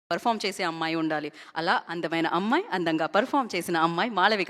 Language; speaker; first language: Telugu; native; Telugu